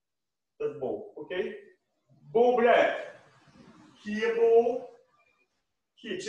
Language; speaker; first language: English; non-native, learner; Russian